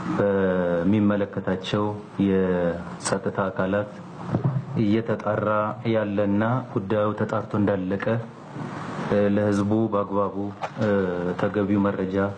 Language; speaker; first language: Amharic; non-native, local second language; Oromo